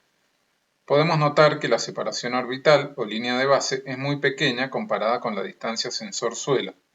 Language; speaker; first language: Spanish; native; Spanish